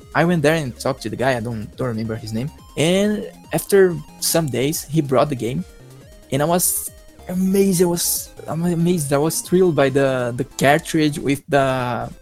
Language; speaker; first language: English; non-native, fluent; Portuguese